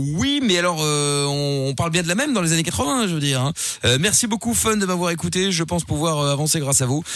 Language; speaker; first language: French; native; French